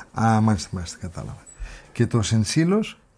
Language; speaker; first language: Greek; native; Greek